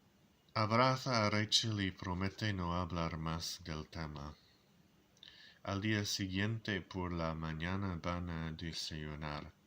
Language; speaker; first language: Spanish; non-native, learner; English